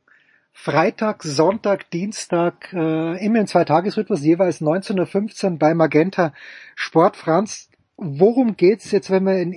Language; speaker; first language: German; native; German